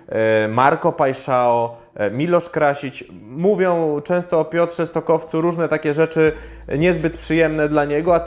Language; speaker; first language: Polish; native; Polish